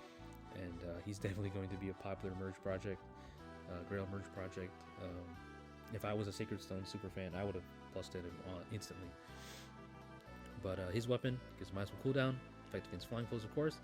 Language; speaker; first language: English; native; English